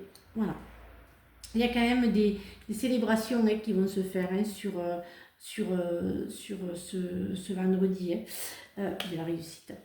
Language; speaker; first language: French; native; French